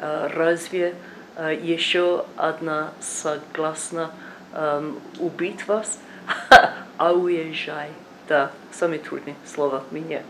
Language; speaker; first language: Russian; non-native, learner; English